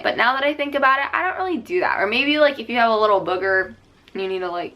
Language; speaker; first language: English; native; English